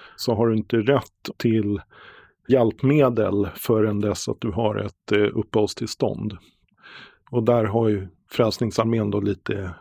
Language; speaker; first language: Swedish; native; Swedish